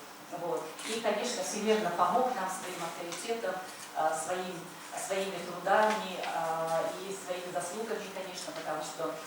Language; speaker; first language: Russian; native; Russian